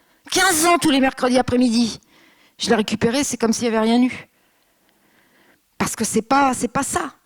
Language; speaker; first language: French; native; French